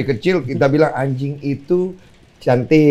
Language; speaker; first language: Indonesian; native; Indonesian